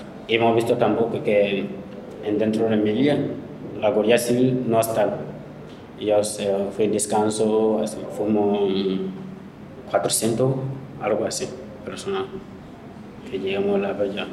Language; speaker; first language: Spanish; non-native, learner; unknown